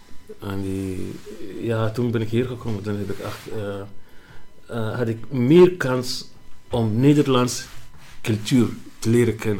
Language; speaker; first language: Dutch; non-native, learner; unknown